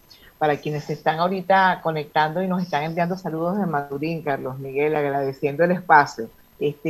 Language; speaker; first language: Spanish; native; Spanish